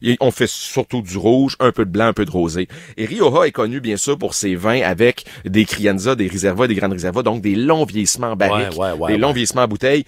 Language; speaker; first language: French; native; French